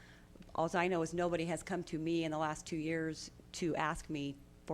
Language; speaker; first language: English; native; English